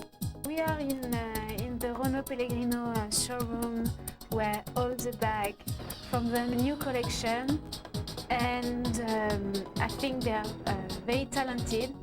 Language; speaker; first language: English; non-native, fluent; French